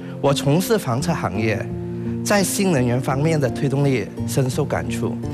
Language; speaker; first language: Chinese; native; Chinese